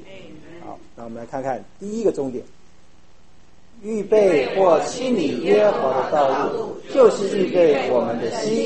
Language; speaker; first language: Chinese; native; Chinese